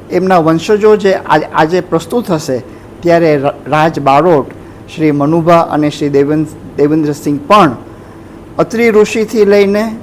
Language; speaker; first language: Gujarati; native; Gujarati